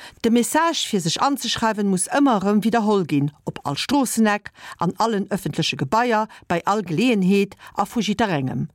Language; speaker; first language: Luxembourgish; early bilingual, other home language; Italian